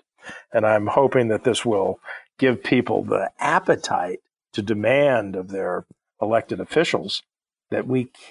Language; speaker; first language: English; native; English